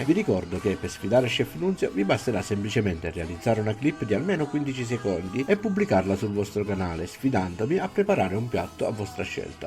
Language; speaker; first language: Italian; native; Italian